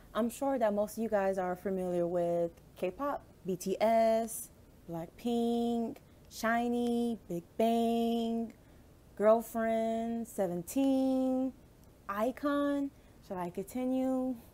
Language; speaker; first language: English; native; English